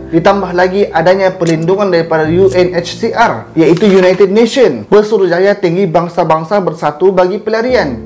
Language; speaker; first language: Malay; native; Malay